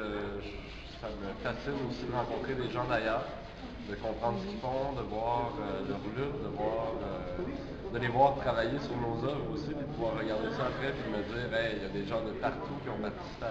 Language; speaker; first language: French; native; French